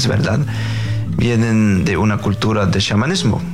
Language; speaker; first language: Spanish; non-native, fluent; Faroese